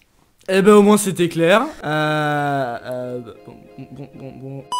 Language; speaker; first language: French; native; French